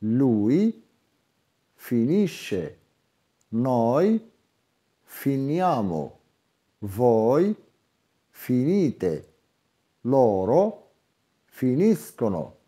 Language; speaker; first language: Italian; non-native, fluent; Arabic